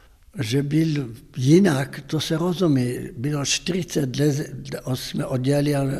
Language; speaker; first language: Czech; non-native, local second language; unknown